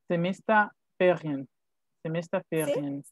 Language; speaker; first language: German; non-native, fluent; Spanish